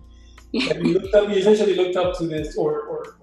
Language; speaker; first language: English; non-native, fluent; Spanish